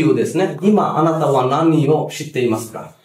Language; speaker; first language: Japanese; non-native, fluent; Bangla